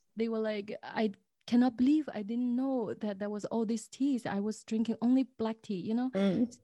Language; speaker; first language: English; non-native, fluent; Chinese